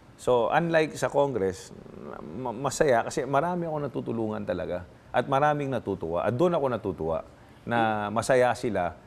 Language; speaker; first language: Filipino; non-native, local second language; Hiligaynon